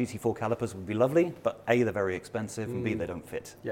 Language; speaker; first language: English; native; English